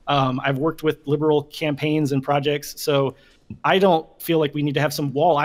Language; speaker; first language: English; native; English